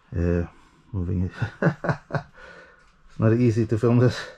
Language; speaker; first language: English; non-native, fluent; Norwegian